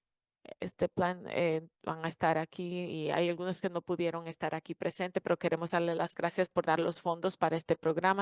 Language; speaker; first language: Spanish; non-native, fluent; English